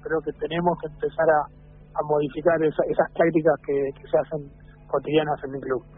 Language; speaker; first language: Spanish; native; Spanish